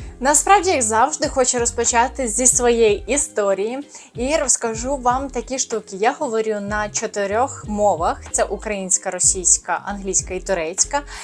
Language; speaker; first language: Ukrainian; native; Ukrainian